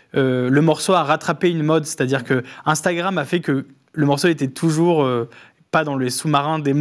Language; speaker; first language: French; native; French